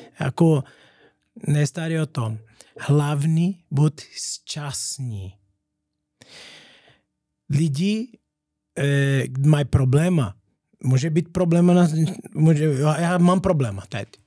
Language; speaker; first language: Czech; non-native, learner; Portuguese